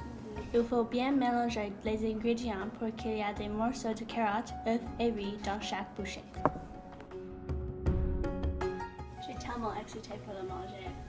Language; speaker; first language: French; non-native, fluent; English